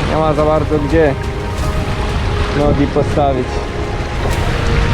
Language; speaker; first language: Polish; native; Polish